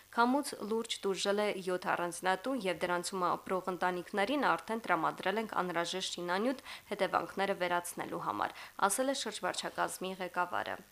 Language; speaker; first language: Armenian; native; Armenian